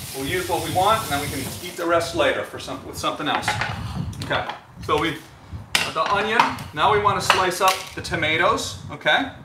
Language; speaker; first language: English; native; English